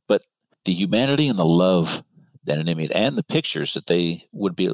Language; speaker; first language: English; native; English